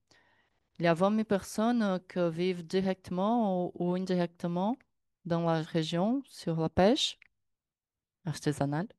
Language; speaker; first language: French; non-native, learner; Portuguese